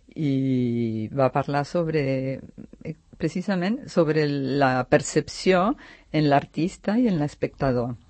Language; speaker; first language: Catalan; non-native, fluent; Spanish